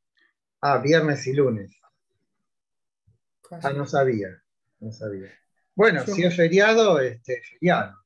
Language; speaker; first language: Spanish; native; Spanish